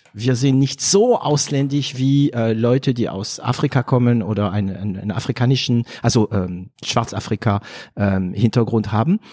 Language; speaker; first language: German; non-native, fluent; French